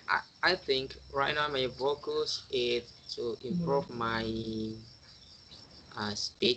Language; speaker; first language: English; non-native, learner; Indonesian